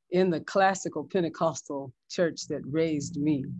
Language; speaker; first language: English; native; English